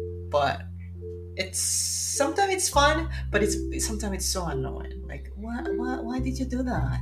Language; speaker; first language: English; non-native, fluent; Japanese